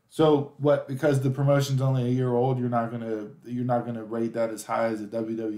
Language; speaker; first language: English; native; English